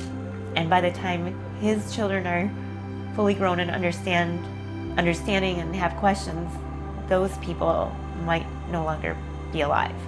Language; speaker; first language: English; early bilingual, other home language; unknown